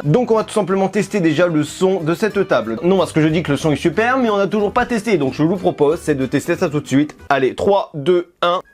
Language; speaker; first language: French; native; French